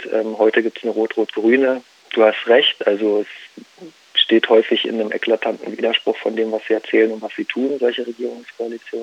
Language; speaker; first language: German; native; German